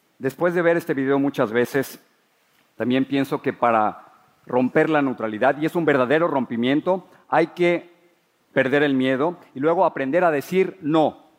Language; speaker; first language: Spanish; native; Spanish